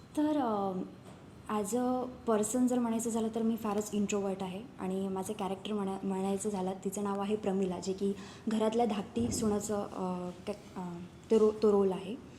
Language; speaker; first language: Marathi; native; Marathi